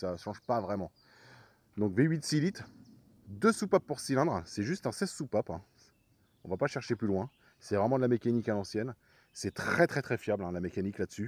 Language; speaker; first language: French; native; French